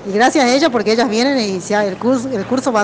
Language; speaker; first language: Spanish; native; Spanish